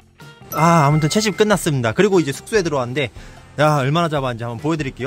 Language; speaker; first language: Korean; native; Korean